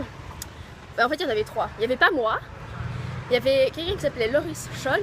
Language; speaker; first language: French; native; French